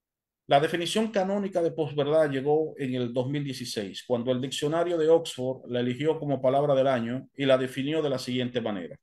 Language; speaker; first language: Spanish; native; Spanish